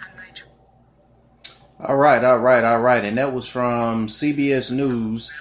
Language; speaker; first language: English; native; English